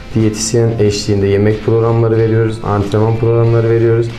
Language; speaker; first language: Turkish; native; Turkish